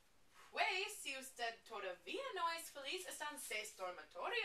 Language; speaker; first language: Spanish; non-native, learner; English